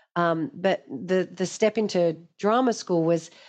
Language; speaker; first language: English; native; English